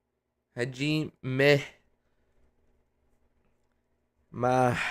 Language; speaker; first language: Japanese; non-native, learner; English